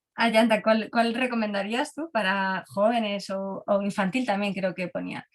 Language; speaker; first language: Spanish; native; Spanish